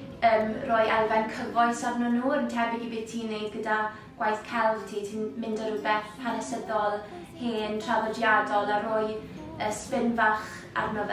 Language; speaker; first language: Welsh; native; Welsh